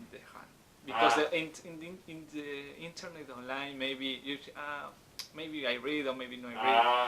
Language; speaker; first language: English; non-native, learner; Spanish